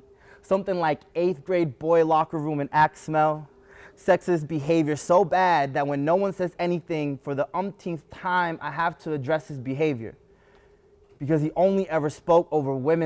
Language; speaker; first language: English; early bilingual, other home language; Spanish